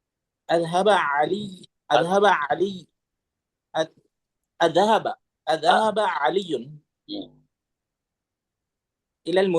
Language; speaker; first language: Arabic; non-native, fluent; Urdu